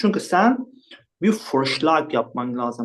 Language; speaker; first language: Turkish; non-native, fluent; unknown